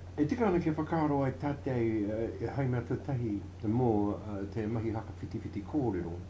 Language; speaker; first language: Māori; non-native, local second language; English